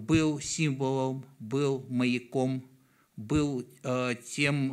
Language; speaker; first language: Russian; native; Russian